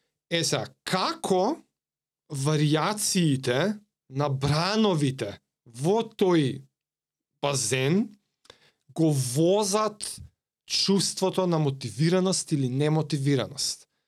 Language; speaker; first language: Macedonian; native; Macedonian